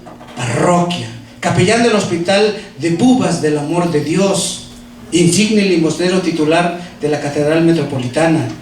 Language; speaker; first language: Spanish; native; Spanish